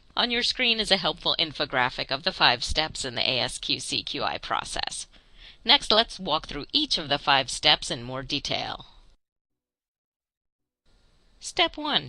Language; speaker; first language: English; native; English